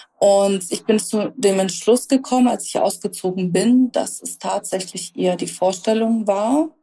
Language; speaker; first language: German; early bilingual, other home language; Russian